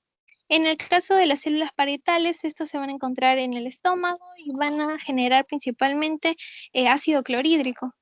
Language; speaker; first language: Spanish; native; Spanish